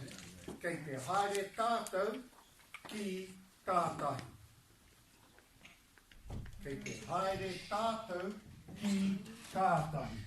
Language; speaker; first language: Māori; non-native, local second language; English